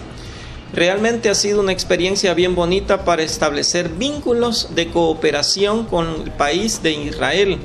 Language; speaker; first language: Spanish; native; Spanish